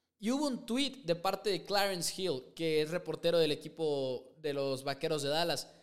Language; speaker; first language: Spanish; native; Spanish